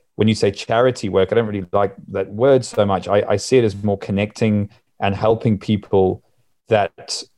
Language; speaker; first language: English; native; English